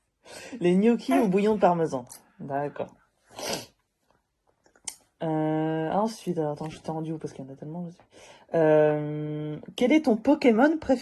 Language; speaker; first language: French; native; French